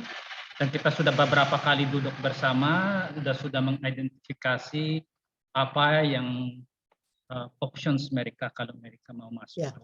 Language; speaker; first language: Indonesian; non-native, fluent; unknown